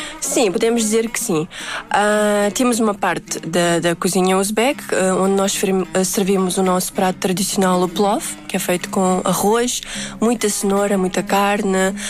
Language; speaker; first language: Portuguese; early bilingual, other home language; Uzbek